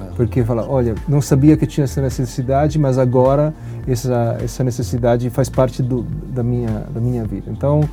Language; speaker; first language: Portuguese; non-native, fluent; Italian